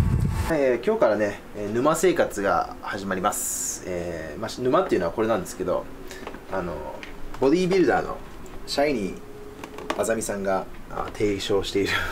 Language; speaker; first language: Japanese; native; Japanese